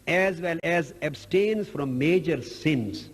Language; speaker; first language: English; non-native, local second language; Punjabi